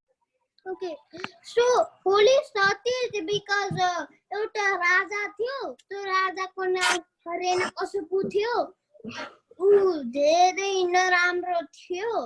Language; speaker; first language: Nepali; early bilingual, heritage; Nepali